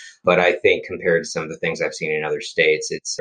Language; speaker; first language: English; native; English